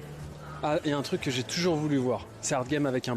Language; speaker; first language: French; native; French